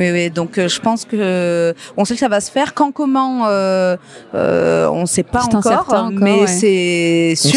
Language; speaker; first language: French; native; French